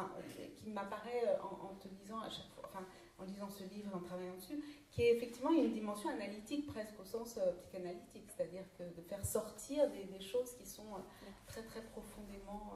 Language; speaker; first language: French; native; French